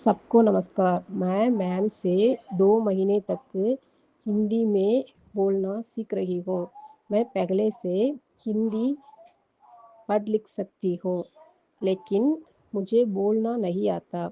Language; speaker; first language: Hindi; non-native, local second language; Tamil